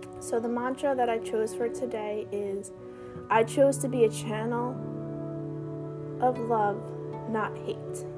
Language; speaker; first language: English; native; English